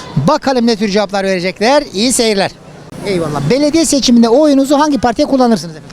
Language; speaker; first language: Turkish; native; Turkish